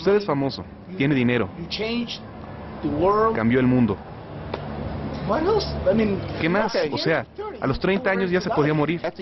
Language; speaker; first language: Spanish; native; Spanish